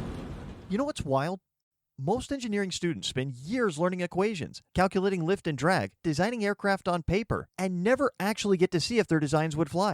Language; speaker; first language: English; native; English